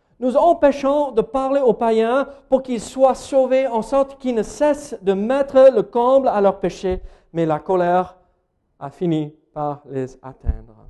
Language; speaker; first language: French; non-native, fluent; English